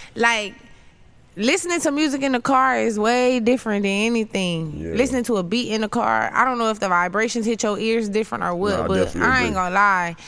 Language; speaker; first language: English; native; English